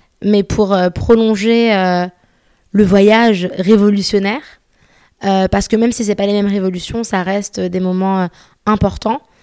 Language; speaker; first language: French; early bilingual, other home language; Arabic